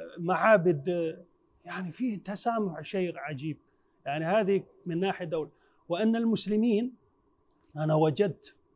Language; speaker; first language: Arabic; non-native, fluent; Chinese